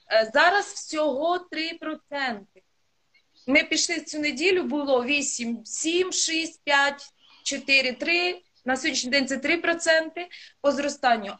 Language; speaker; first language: Ukrainian; non-native, local second language; Russian